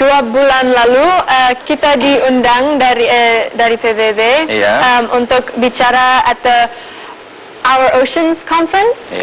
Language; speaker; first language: Indonesian; non-native, local second language; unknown